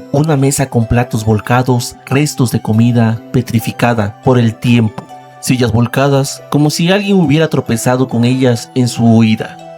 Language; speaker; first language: Spanish; native; Spanish